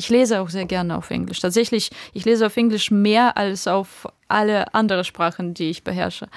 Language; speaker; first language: German; non-native, fluent; Russian